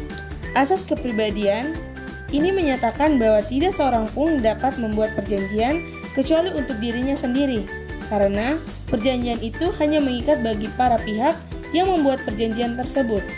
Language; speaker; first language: Indonesian; native; Indonesian